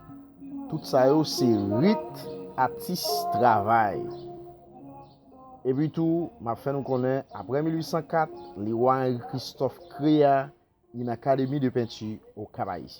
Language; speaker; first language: French; non-native, learner; Haitian Creole